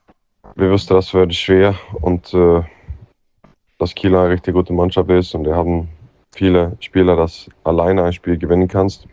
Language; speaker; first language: German; non-native, learner; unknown